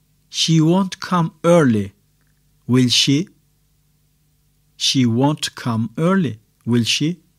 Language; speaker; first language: English; non-native, fluent; Turkish